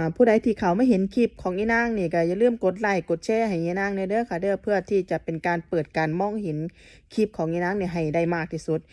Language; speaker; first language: Thai; native; Thai